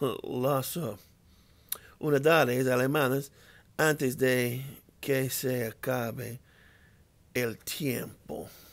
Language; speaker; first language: Spanish; non-native, learner; English